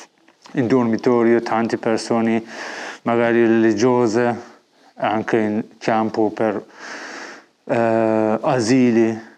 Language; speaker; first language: Italian; non-native, learner; Persian